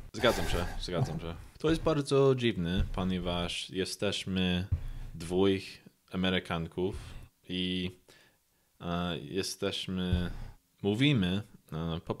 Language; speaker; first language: Polish; non-native, learner; English